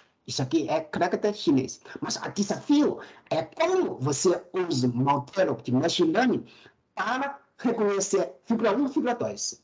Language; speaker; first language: Portuguese; non-native, fluent; Chinese